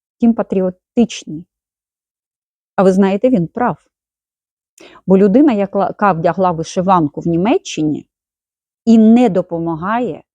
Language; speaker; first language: Ukrainian; non-native, local second language; Russian